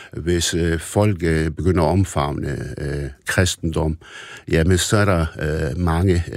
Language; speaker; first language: Danish; early bilingual, other home language; Arabic